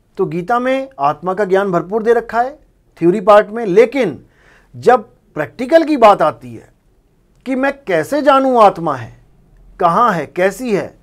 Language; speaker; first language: Hindi; non-native, local second language; Punjabi